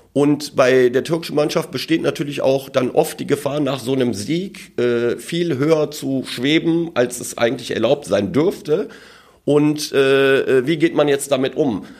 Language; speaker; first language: German; early bilingual, other home language; Turkish